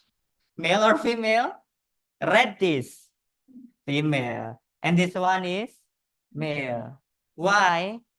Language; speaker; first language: English; non-native, learner; Indonesian